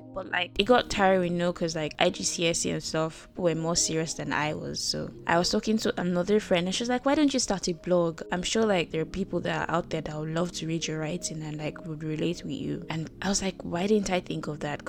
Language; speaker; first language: English; non-native, local second language; Yoruba